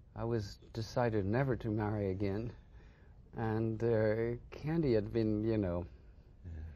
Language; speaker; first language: English; non-native, fluent; French